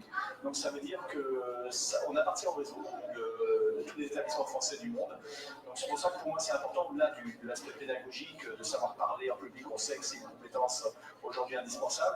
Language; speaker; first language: French; native; French